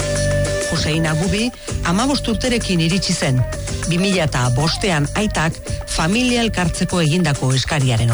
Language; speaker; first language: Basque; native; Basque